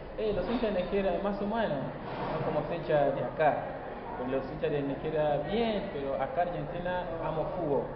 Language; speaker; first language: Spanish; non-native, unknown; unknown